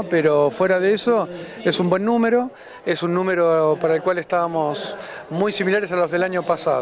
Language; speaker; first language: Spanish; native; Spanish